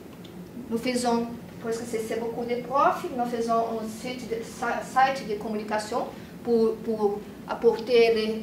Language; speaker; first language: French; non-native, learner; Portuguese